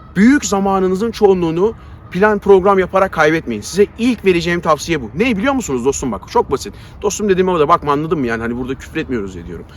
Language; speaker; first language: Turkish; native; Turkish